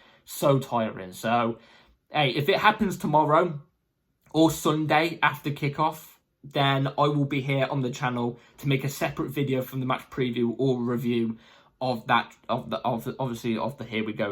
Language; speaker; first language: English; native; English